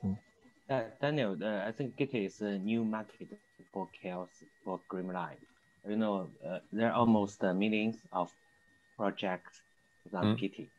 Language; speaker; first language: English; non-native, learner; Chinese